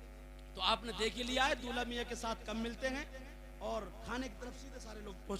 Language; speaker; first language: Hindi; native; Hindi